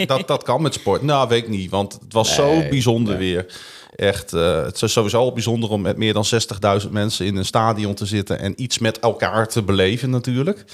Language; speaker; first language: Dutch; native; Dutch